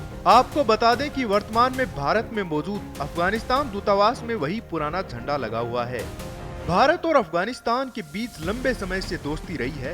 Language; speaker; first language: Hindi; native; Hindi